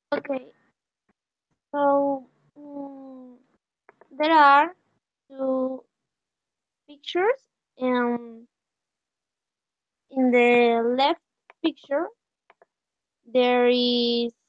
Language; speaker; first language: English; non-native, learner; Spanish